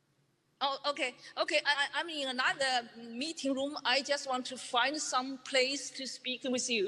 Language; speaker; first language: English; non-native, learner; Chinese